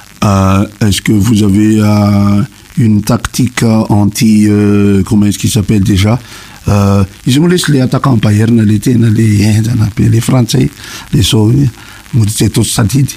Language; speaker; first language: French; non-native, local second language; Malagasy